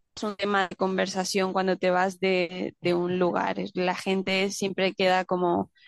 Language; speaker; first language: Spanish; native; Spanish